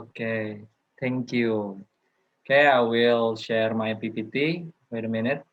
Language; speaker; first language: English; non-native, learner; Indonesian